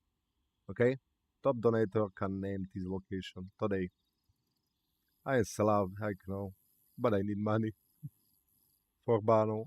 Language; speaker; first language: English; non-native, learner; Slovak